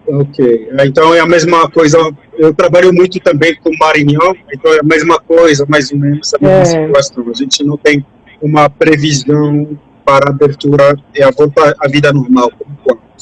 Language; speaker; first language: Portuguese; non-native, fluent; French